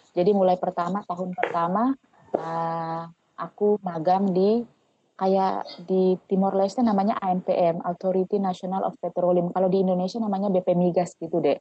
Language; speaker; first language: Indonesian; non-native, local second language; Tetum